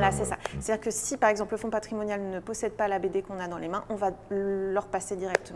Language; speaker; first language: French; native; French